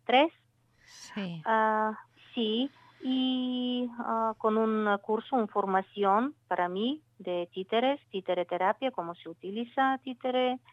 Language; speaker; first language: Spanish; non-native, learner; Bulgarian